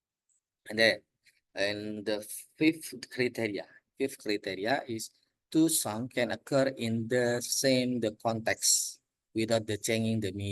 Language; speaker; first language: English; non-native, learner; Indonesian